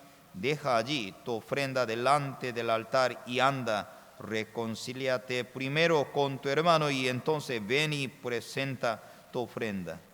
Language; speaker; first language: Spanish; non-native, fluent; Korean